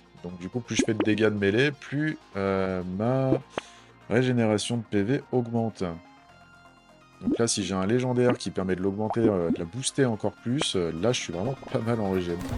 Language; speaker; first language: French; native; French